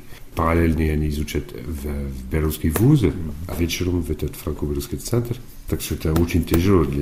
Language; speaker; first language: Russian; non-native, fluent; French